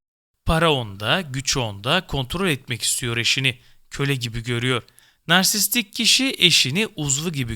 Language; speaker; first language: Turkish; native; Turkish